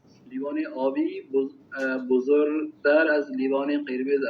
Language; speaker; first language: Persian; non-native, learner; Urdu